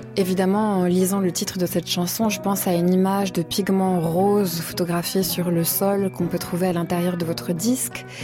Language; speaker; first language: French; native; French